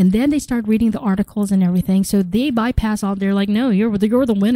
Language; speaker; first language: English; native; English